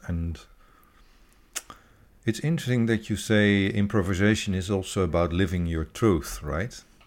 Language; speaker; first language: English; non-native, fluent; Dutch